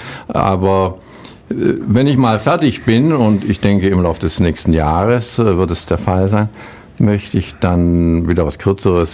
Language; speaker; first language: German; native; German